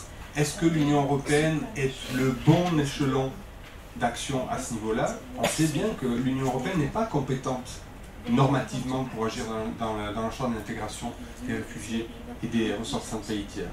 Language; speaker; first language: French; native; French